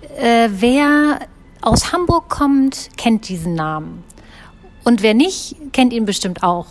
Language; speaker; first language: German; native; German